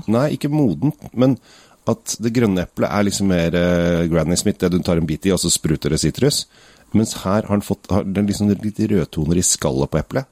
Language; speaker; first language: Norwegian; native; Norwegian